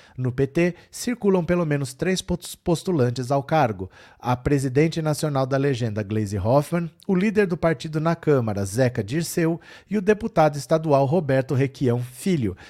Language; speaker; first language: Portuguese; native; Portuguese